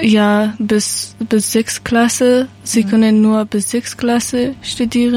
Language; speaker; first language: German; non-native, learner; Persian